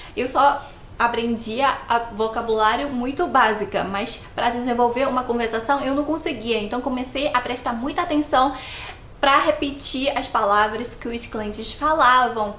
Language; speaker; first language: Portuguese; non-native, fluent; Chinese